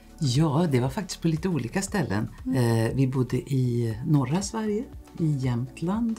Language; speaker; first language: Swedish; native; Swedish